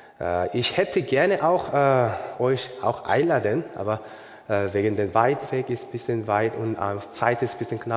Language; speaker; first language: German; non-native, learner; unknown